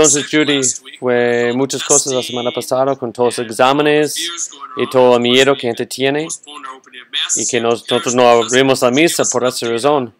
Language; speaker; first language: Spanish; non-native, learner; English